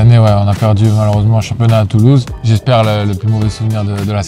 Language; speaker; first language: French; native; French